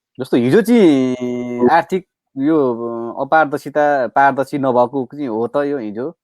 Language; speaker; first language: Nepali; native; Nepali